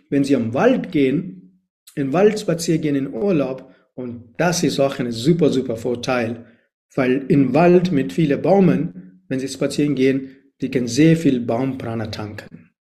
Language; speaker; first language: German; non-native, learner; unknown